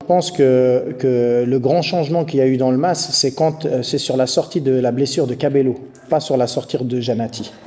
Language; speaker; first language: French; native; French